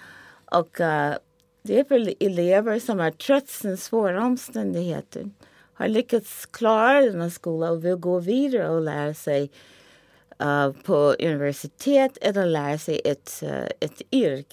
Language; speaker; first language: Swedish; non-native, fluent; English